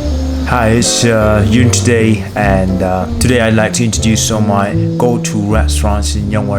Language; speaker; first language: English; non-native, learner; Korean